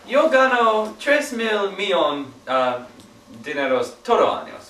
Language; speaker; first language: Spanish; non-native, learner; English